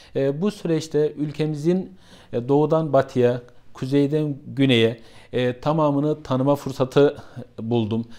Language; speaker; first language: Turkish; native; Turkish